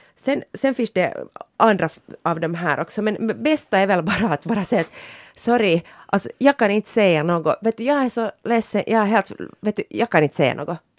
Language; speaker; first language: Swedish; native; Swedish